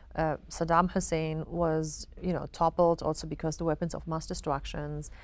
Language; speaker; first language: English; non-native, fluent; Arabic